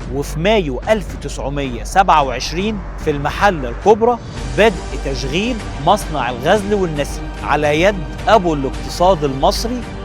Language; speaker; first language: Arabic; native; Arabic